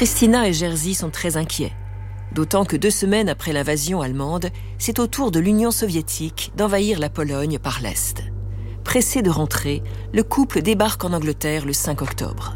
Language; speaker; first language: French; native; French